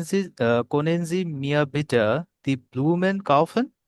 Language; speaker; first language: German; non-native, learner; Bangla